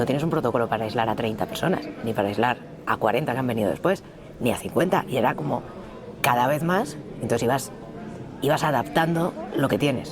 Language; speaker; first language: Spanish; native; Spanish